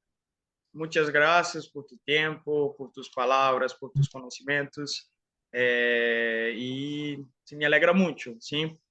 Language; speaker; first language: Spanish; non-native, fluent; Portuguese